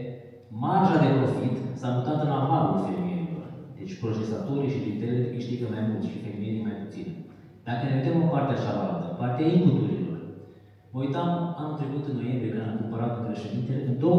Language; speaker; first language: Romanian; native; Romanian